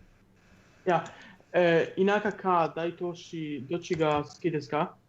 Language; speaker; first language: Japanese; non-native, learner; German